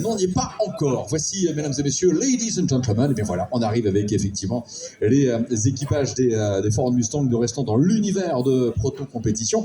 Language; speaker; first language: French; native; French